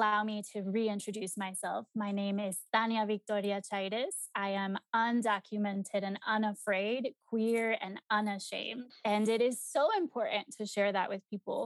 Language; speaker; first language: English; early bilingual, other home language; Spanish